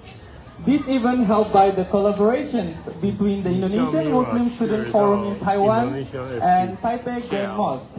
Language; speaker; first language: English; non-native, fluent; Indonesian